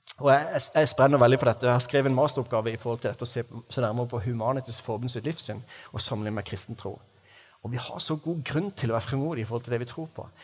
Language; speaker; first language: Norwegian; native; Norwegian